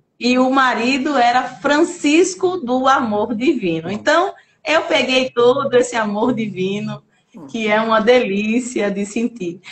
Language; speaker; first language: Portuguese; native; Portuguese